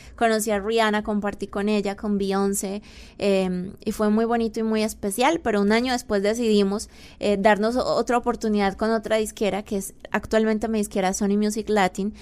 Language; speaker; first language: Spanish; native; Spanish